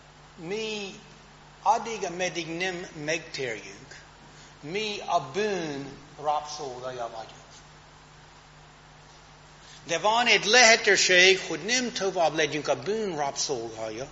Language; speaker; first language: Hungarian; non-native, fluent; English